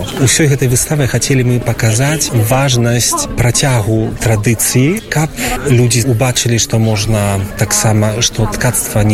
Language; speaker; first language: Polish; non-native, local second language; Ukrainian